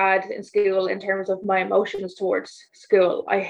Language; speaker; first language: English; native; English